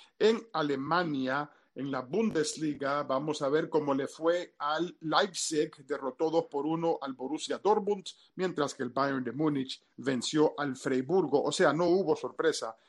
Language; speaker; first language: Spanish; early bilingual, heritage; Spanish